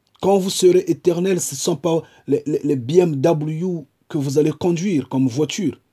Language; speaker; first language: French; non-native, local second language; Kongo